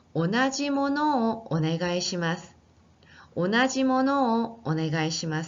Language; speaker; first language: Japanese; non-native, fluent; Korean